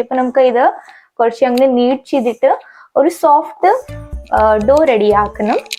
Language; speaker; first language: Malayalam; non-native, fluent; Hindi